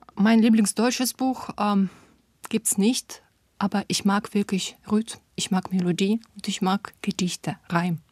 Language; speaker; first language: German; non-native, fluent; Russian